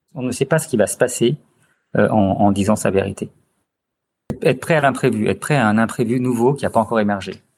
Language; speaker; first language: French; native; French